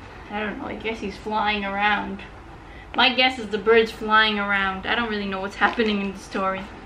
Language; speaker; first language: English; native; English